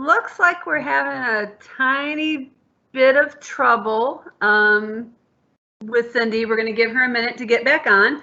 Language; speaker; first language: English; native; English